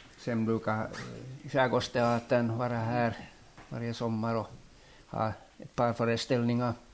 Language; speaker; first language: Swedish; native; Swedish